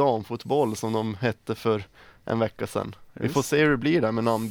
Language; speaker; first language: Swedish; native; Swedish